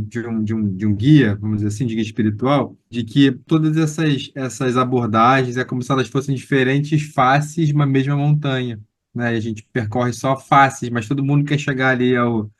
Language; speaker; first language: Portuguese; native; Portuguese